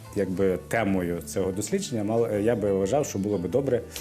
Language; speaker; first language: Ukrainian; native; Ukrainian